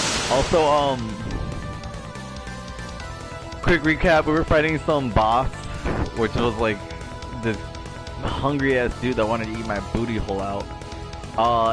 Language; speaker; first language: English; native; English